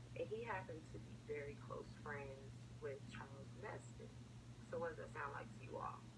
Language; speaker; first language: English; native; English